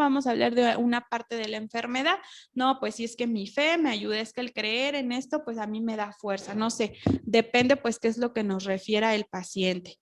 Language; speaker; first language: Spanish; native; Spanish